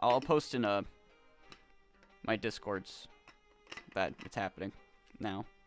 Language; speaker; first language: English; native; English